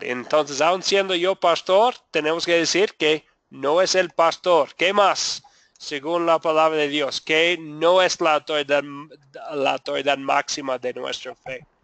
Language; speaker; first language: Spanish; non-native, fluent; English